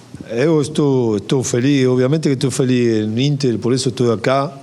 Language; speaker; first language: Portuguese; non-native, learner; Spanish